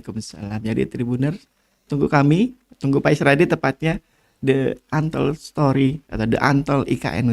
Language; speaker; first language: Indonesian; native; Indonesian